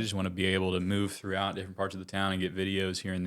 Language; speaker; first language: English; native; English